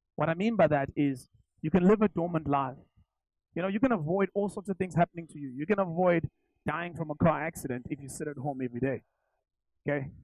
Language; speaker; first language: English; non-native, local second language; Zulu